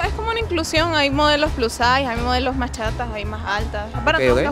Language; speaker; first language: Spanish; native; Spanish